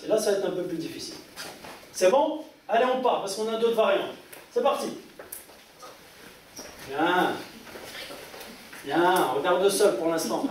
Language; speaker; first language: French; native; French